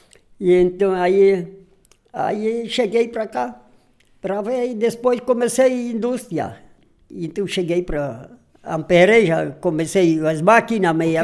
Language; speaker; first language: Portuguese; non-native, local second language; Polish